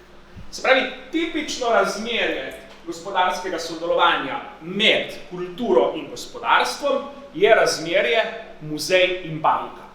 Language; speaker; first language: Slovenian; native; Slovenian